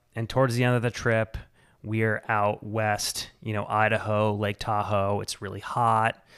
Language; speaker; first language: English; native; English